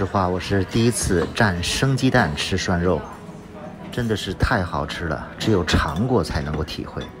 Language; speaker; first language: Chinese; native; Chinese